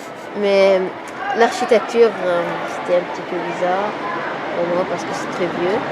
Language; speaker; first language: French; non-native, learner; Arabic